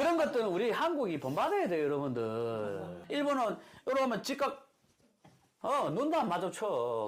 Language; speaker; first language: Korean; native; Korean